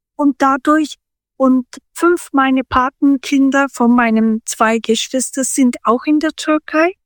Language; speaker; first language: German; early bilingual, other home language; Turkish